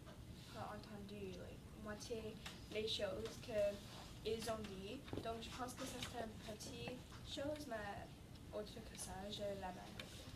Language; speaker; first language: French; non-native, learner; English